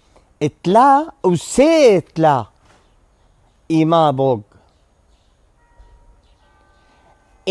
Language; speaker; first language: Slovenian; non-native, learner; Arabic